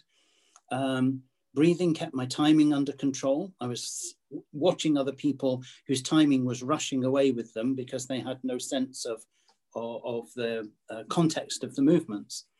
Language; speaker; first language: English; native; English